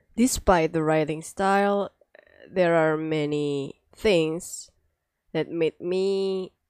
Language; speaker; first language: English; non-native, fluent; Indonesian